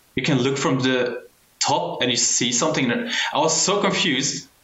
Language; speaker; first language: English; early bilingual, heritage; German